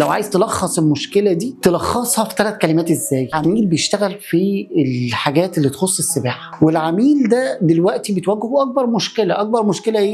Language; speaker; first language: Arabic; native; Arabic